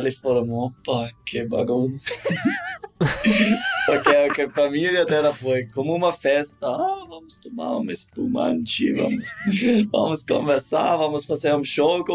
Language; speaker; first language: Portuguese; non-native, learner; German